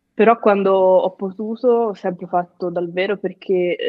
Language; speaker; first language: Italian; native; Italian